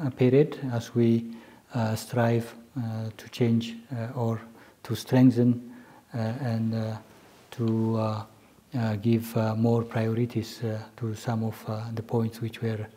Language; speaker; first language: English; non-native, local second language; Amharic